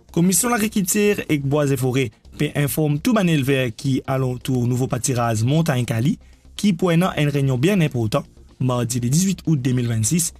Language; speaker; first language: French; non-native, local second language; Morisyen